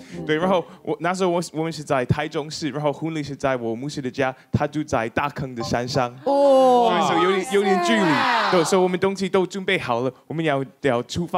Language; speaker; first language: Chinese; non-native, fluent; English